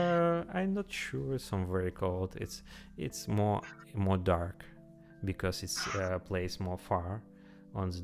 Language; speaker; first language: English; non-native, learner; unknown